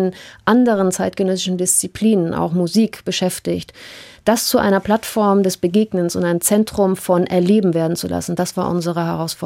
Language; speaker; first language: German; early bilingual, heritage; German